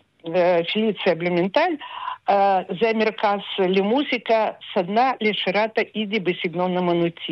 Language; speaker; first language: Hebrew; non-native, fluent; Russian